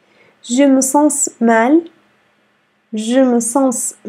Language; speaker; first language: French; non-native, fluent; Arabic